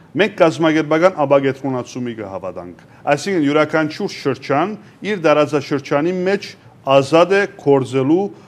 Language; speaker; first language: Armenian; early bilingual, heritage; Armenian